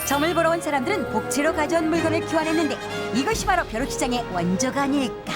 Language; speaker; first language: Korean; native; Korean